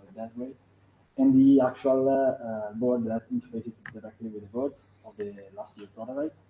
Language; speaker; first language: English; non-native, fluent; Italian